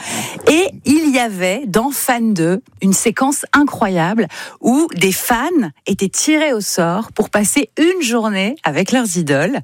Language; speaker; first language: French; native; French